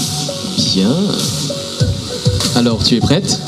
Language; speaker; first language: French; non-native, local second language; Rundi